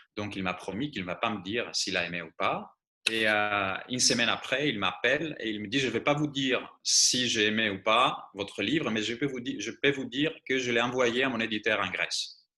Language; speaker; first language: French; non-native, fluent; Greek